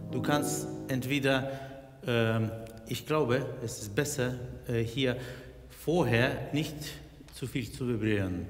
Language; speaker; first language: German; non-native, fluent; Russian